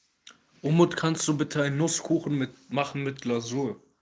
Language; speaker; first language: German; early bilingual, other home language; Kurdish